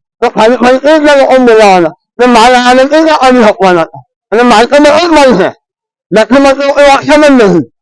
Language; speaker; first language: Gujarati; native; Gujarati